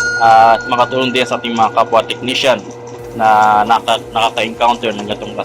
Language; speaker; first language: Filipino; native; Filipino